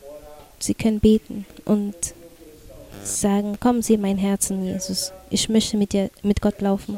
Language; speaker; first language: German; non-native, fluent; Portuguese